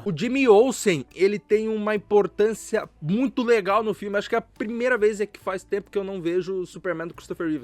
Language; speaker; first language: Portuguese; native; Portuguese